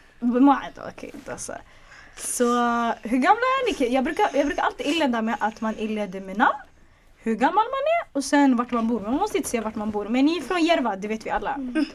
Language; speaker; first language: Swedish; early bilingual, other home language; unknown